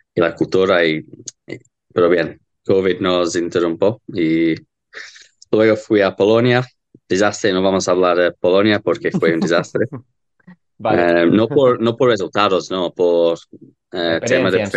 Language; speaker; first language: Spanish; non-native, learner; English